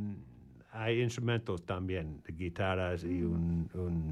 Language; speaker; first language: Spanish; non-native, learner; English